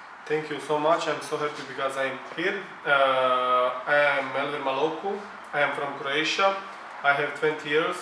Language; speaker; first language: English; non-native, learner; Croatian